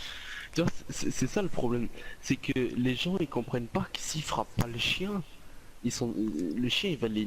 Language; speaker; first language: French; native; French